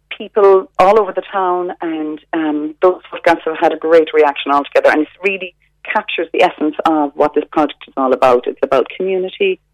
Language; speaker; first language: English; native; English